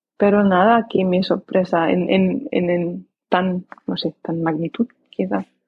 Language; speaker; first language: Spanish; non-native, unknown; Dutch